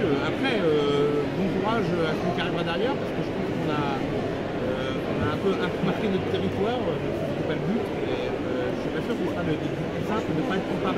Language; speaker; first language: French; native; French